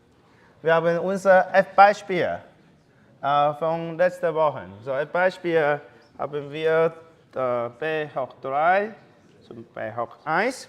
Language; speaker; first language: German; non-native, learner; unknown